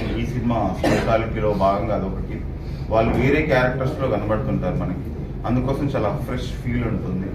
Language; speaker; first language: Telugu; native; Telugu